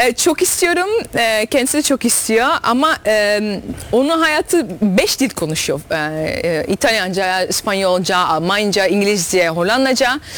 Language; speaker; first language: Turkish; early bilingual, heritage; Dutch